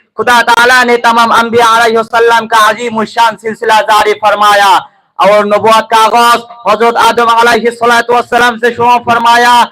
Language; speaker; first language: Urdu; non-native, fluent; Bangla